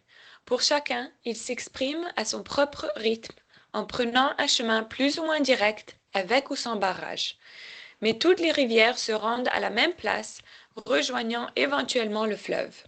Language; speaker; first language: French; native; French